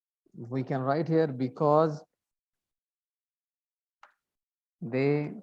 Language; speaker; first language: English; non-native, learner; Arabic